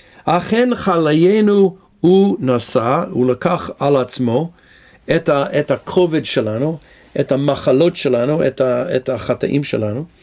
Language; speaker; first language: Hebrew; non-native, fluent; English